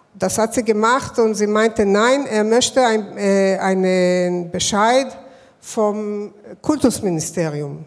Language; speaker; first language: German; non-native, fluent; Hebrew